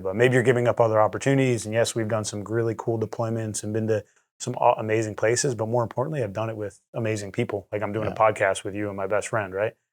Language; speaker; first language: English; native; English